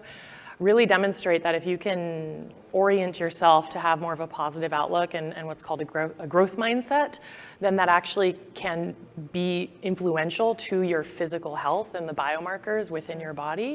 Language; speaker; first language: English; native; English